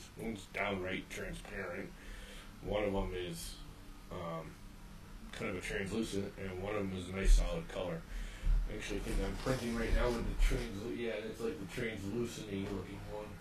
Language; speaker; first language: English; native; English